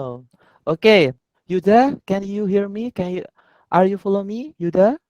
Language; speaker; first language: English; non-native, learner; Indonesian